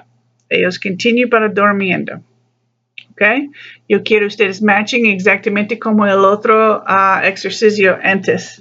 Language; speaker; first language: Spanish; non-native, learner; English